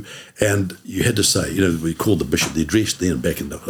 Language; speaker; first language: English; native; English